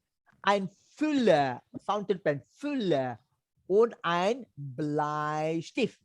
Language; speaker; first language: German; non-native, learner; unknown